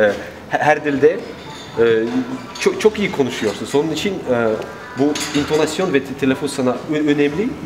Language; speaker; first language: Turkish; non-native, learner; Russian